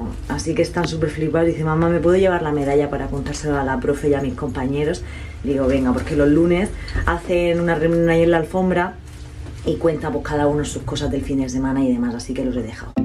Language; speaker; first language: Spanish; native; Spanish